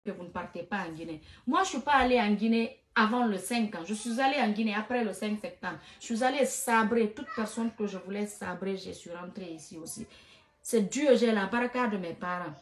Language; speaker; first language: French; non-native, local second language; Fula